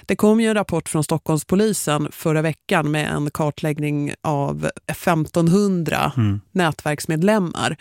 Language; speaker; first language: Swedish; native; Swedish